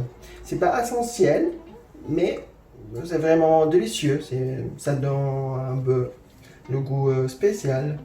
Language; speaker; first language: French; non-native, fluent; Arabic